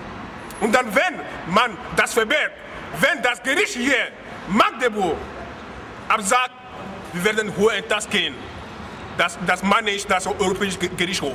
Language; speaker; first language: German; non-native, learner; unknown